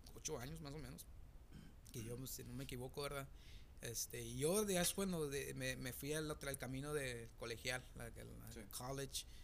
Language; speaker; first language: Spanish; native; Spanish